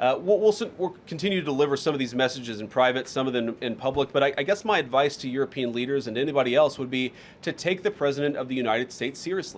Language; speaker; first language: English; native; English